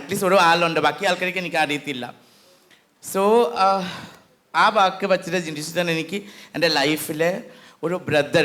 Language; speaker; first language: Malayalam; non-native, local second language; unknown